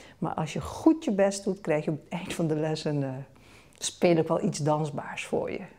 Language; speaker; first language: Dutch; non-native, local second language; Papiamento